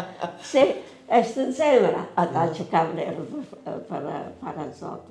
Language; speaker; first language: Albanian; non-native, learner; Italian